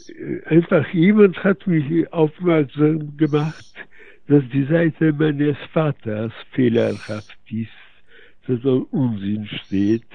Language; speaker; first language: German; early bilingual, heritage; Polish